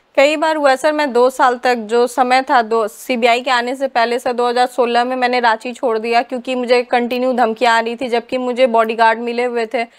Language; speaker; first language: Hindi; native; Hindi